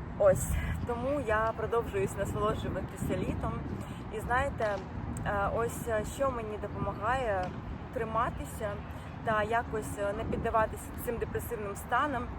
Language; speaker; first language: Ukrainian; non-native, local second language; Russian